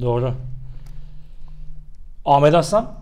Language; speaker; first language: Turkish; native; Turkish